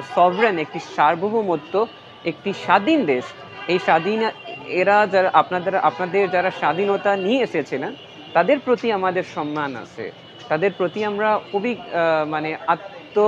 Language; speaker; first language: Bangla; non-native, fluent; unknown